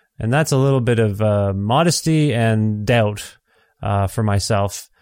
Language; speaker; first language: English; native; English